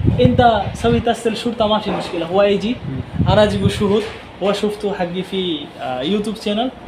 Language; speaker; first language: Arabic; non-native, learner; Bangla